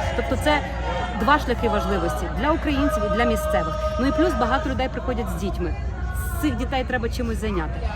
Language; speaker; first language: Ukrainian; native; Ukrainian